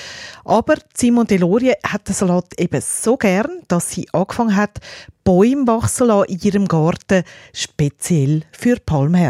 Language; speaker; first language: German; native; German